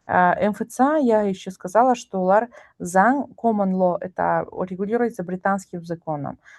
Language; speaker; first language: Russian; non-native, local second language; Kazakh